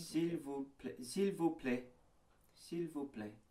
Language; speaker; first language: French; non-native, learner; English